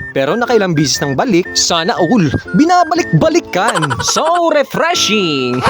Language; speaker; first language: Filipino; non-native, local second language; Bikol